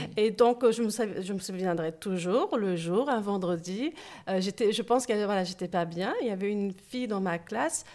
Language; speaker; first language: French; early bilingual, other home language; Turkish